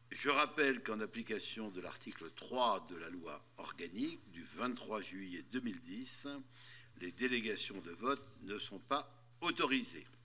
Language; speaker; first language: French; native; French